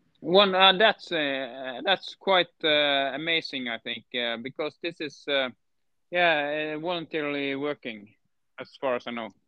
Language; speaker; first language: English; non-native, fluent; Norwegian